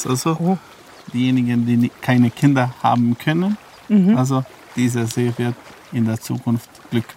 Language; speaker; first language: German; non-native, learner; Albanian